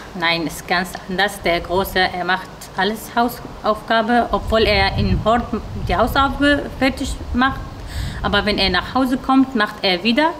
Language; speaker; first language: German; non-native, learner; Arabic